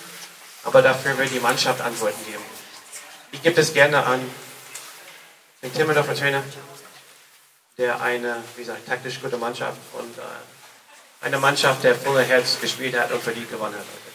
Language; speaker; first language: German; non-native, learner; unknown